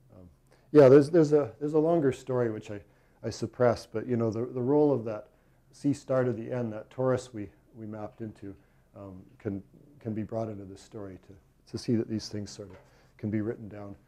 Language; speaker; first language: English; native; English